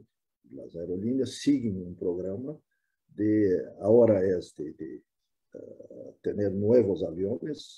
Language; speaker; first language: Spanish; non-native, fluent; Portuguese